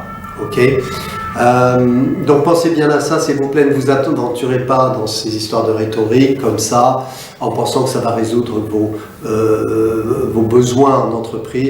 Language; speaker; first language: French; native; French